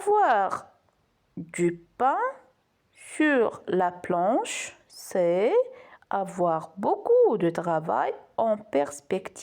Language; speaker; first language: French; non-native, local second language; Arabic